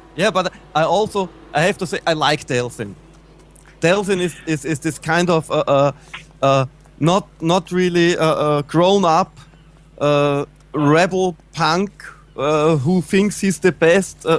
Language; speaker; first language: English; non-native, fluent; German